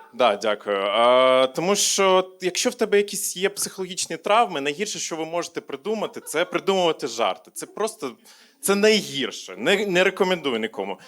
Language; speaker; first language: Ukrainian; non-native, local second language; Russian